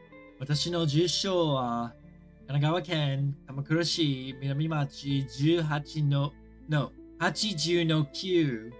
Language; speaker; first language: Japanese; non-native, learner; English